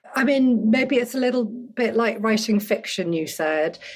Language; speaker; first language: English; native; English